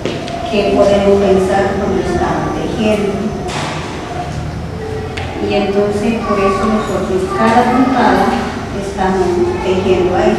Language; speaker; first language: Spanish; non-native, local second language; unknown